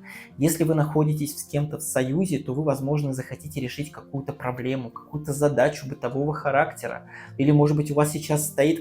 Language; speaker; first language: Russian; native; Russian